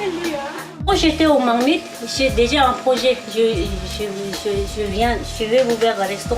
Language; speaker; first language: French; non-native, learner; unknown